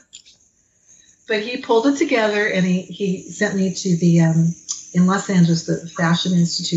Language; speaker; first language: English; native; English